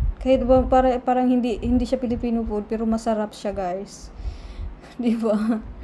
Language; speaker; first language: Filipino; non-native, local second language; Cebuano